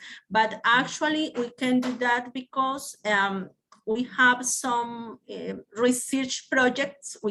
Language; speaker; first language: English; non-native, learner; Spanish